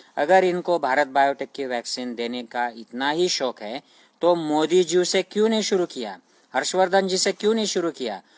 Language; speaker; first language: Hindi; non-native, local second language; Marathi